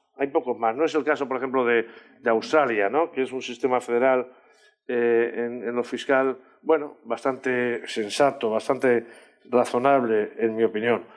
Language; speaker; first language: Spanish; native; Spanish